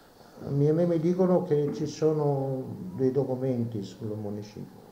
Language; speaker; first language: Italian; native; Italian